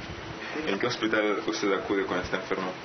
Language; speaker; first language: Spanish; non-native, learner; French